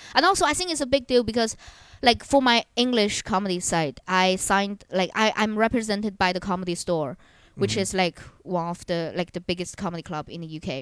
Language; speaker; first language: English; non-native, fluent; Chinese